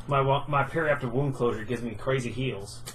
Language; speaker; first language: English; native; English